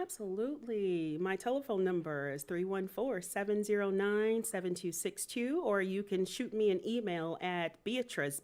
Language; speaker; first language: English; native; English